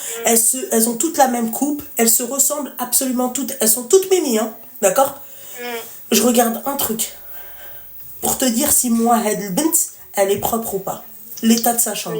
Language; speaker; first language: French; native; French